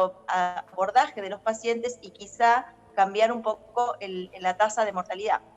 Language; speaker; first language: Spanish; native; Spanish